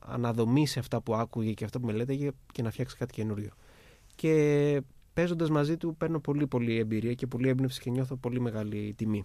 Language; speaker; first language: Greek; native; Greek